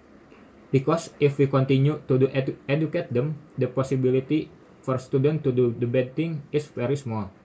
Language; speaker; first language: English; non-native, learner; Indonesian